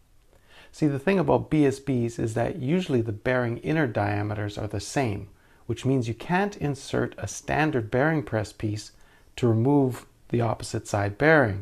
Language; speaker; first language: English; native; English